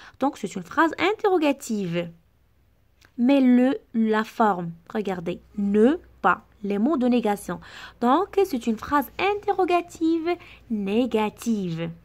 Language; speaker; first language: French; non-native, local second language; Arabic